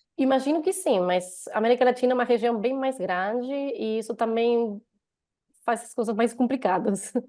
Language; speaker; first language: Portuguese; non-native, fluent; Spanish